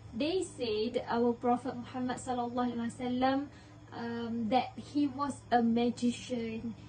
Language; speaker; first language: English; non-native, local second language; Malay